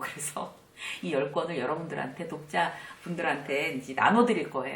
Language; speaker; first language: Korean; native; Korean